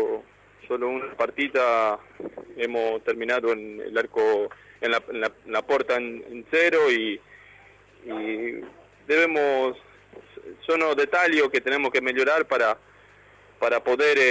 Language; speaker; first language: Italian; non-native, learner; Spanish